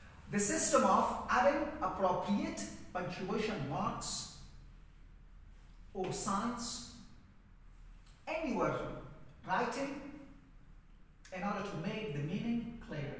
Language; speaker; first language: English; non-native, fluent; Persian